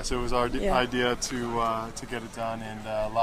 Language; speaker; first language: English; native; English